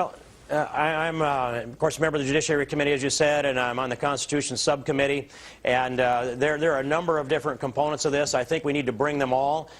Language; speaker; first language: English; native; English